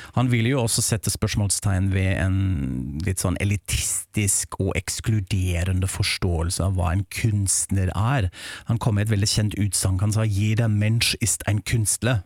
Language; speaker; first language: Norwegian; non-native, fluent; German